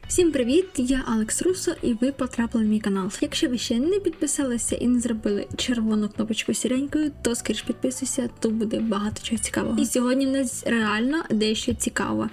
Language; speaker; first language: Ukrainian; non-native, local second language; Russian